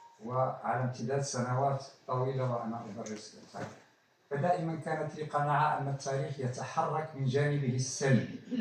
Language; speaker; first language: Arabic; native; Arabic